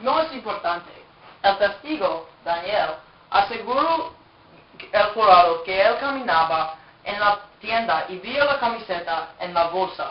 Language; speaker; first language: Spanish; non-native, learner; English